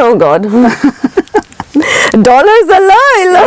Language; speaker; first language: Kannada; early bilingual, heritage; Kannada